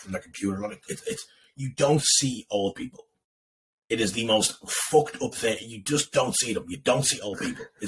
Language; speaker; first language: English; native; English